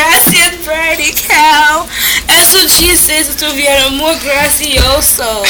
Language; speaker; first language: Spanish; non-native, learner; English